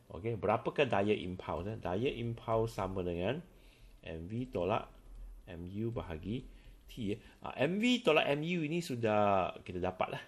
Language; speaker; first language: Malay; non-native, local second language; Chinese